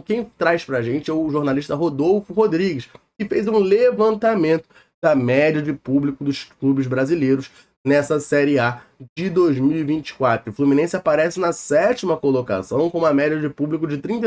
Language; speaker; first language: Portuguese; native; Portuguese